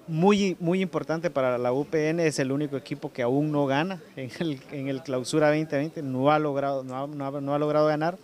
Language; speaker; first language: Spanish; native; Spanish